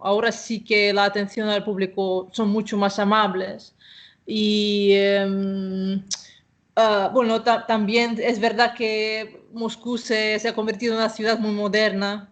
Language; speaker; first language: Spanish; non-native, fluent; Russian